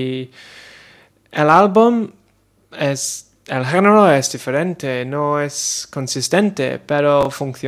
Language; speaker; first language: Spanish; non-native, learner; English